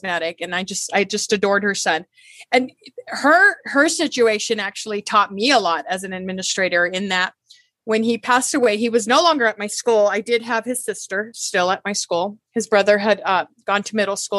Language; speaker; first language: English; early bilingual, other home language; Spanish